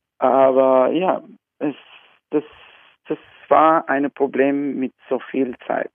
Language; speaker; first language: German; non-native, learner; Albanian